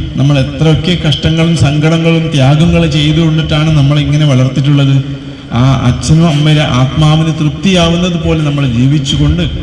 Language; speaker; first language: Malayalam; non-native, local second language; Kannada